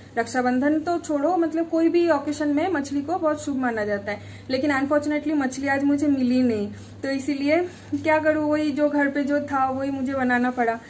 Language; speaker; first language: Hindi; non-native, local second language; Bangla